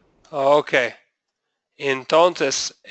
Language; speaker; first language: Spanish; non-native, fluent; English